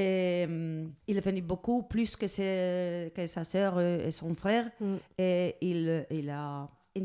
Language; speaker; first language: French; non-native, learner; Spanish